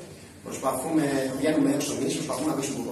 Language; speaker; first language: Greek; native; Greek